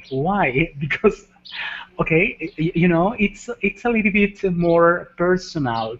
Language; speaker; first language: English; non-native, fluent; Spanish